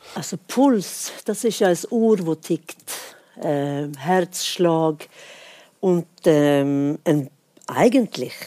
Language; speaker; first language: German; non-native, fluent; Swedish